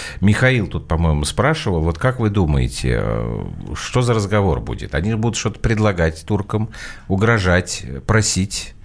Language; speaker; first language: Russian; native; Russian